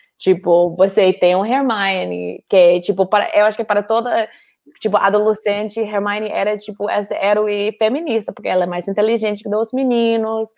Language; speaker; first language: Portuguese; non-native, fluent; English